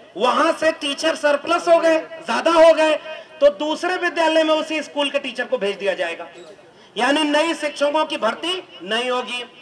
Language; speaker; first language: Hindi; native; Hindi